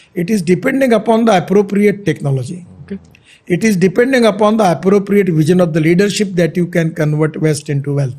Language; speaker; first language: English; non-native, local second language; Hindi